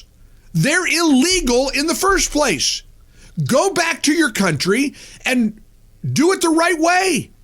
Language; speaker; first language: English; native; English